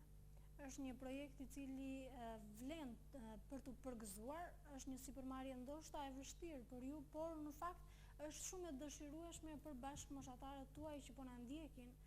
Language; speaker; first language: Albanian; native; Albanian